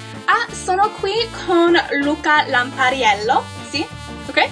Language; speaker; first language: Italian; non-native, fluent; English